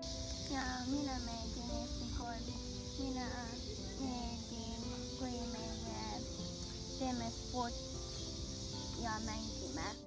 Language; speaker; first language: Estonian; early bilingual, heritage; English